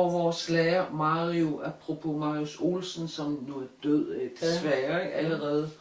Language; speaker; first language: Danish; non-native, local second language; Kalaallisut